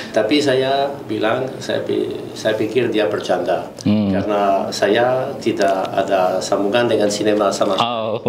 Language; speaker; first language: Indonesian; non-native, learner; Italian